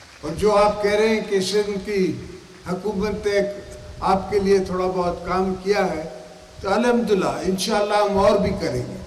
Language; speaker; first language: Urdu; non-native, local second language; Saraiki